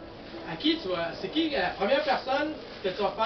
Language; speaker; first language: French; native; French